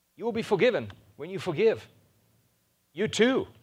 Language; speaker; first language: English; non-native, local second language; Afrikaans